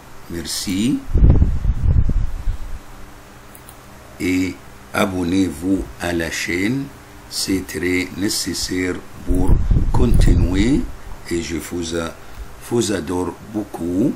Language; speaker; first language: French; non-native, fluent; Arabic